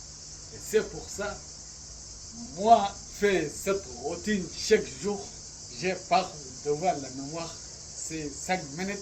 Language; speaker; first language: French; non-native, learner; Arabic